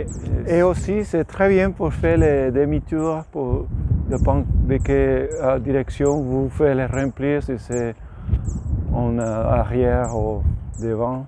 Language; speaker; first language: French; non-native, learner; Spanish